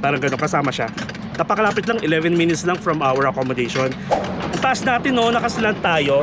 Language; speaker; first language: Filipino; native; Filipino